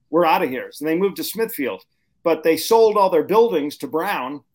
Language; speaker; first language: English; native; English